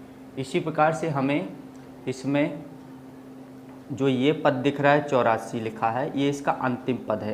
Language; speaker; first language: Hindi; native; Hindi